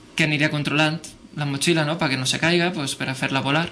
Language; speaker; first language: Spanish; non-native, local second language; Catalan